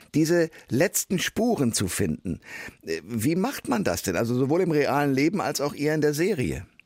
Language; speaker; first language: German; native; German